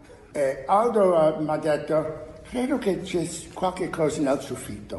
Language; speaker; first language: Italian; non-native, learner; English